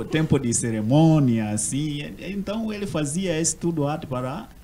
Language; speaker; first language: Portuguese; non-native, learner; Swahili